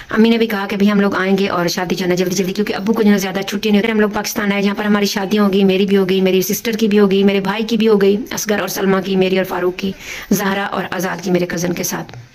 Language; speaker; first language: Hindi; native; Hindi